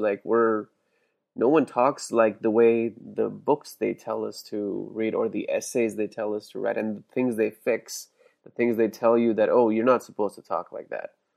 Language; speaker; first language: English; non-native, local second language; Hindi